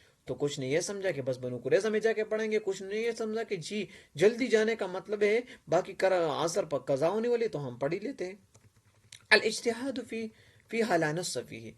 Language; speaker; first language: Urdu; non-native, local second language; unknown